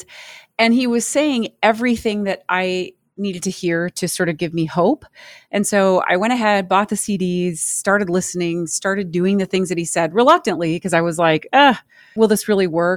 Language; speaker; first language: English; native; English